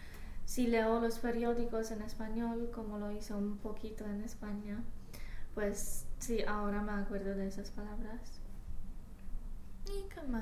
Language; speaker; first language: Spanish; non-native, fluent; Polish